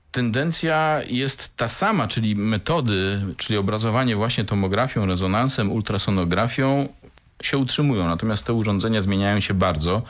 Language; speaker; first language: Polish; native; Polish